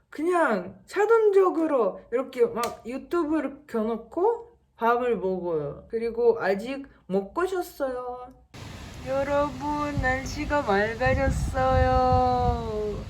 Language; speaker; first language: Korean; non-native, fluent; Russian